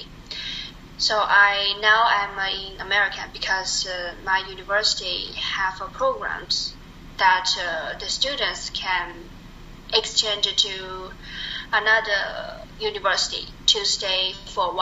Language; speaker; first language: English; non-native, learner; Chinese